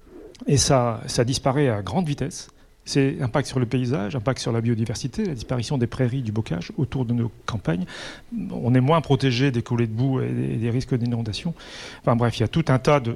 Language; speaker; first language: French; native; French